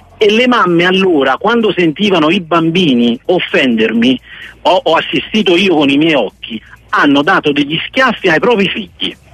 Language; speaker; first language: Italian; native; Italian